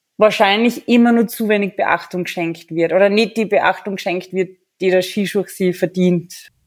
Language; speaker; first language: German; native; German